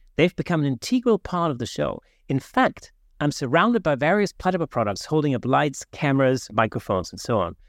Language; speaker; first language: English; non-native, fluent; German